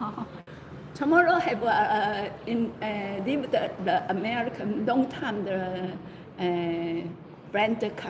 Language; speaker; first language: English; non-native, learner; Chinese